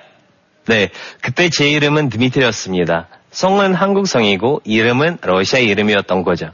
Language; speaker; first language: Korean; non-native, fluent; Russian